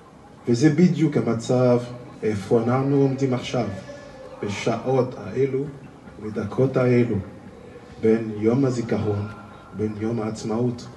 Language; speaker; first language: Hebrew; non-native, learner; French